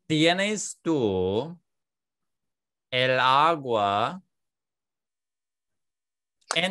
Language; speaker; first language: Spanish; non-native, fluent; English